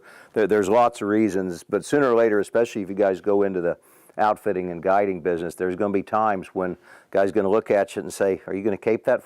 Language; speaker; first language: English; native; English